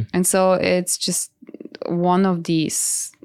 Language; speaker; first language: English; non-native, fluent; Italian